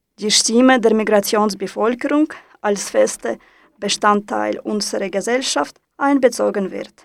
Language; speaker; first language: German; non-native, fluent; Russian